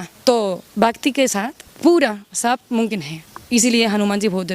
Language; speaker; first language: Hindi; non-native, learner; Spanish